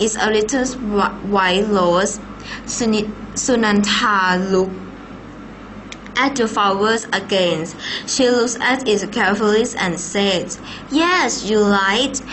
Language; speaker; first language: English; non-native, fluent; Thai